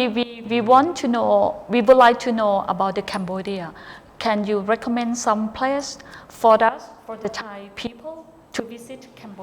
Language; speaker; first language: English; non-native, fluent; Thai